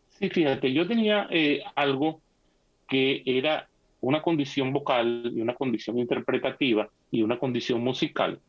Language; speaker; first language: Spanish; native; Spanish